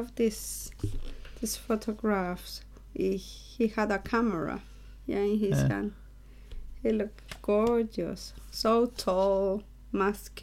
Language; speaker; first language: English; non-native, learner; Spanish